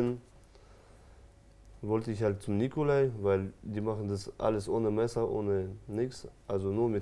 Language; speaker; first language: German; non-native, fluent; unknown